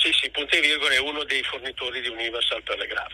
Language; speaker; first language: Italian; native; Italian